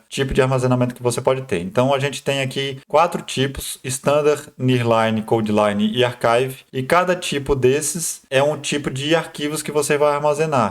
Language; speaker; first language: Portuguese; native; Portuguese